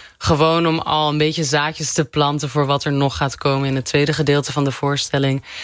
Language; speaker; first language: Dutch; non-native, fluent; Arabic